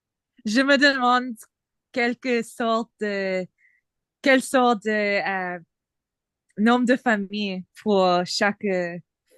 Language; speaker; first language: French; non-native, learner; English